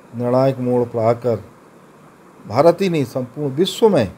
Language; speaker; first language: Hindi; native; Hindi